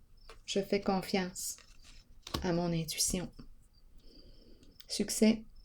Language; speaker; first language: French; native; French